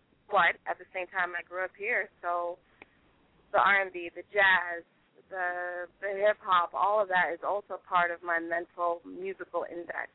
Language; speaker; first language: English; early bilingual, other home language; French